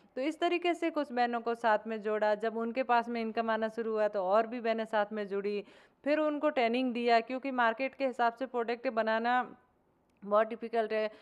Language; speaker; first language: Hindi; native; Hindi